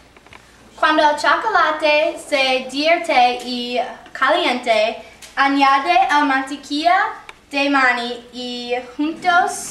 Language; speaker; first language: Spanish; non-native, learner; English